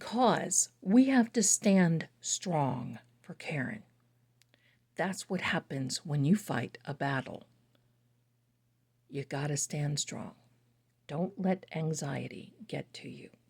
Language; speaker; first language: English; native; English